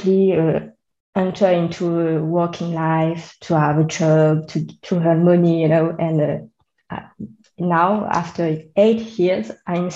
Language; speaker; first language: English; non-native, learner; French